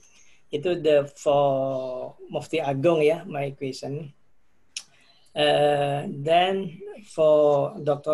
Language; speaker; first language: English; non-native, fluent; Indonesian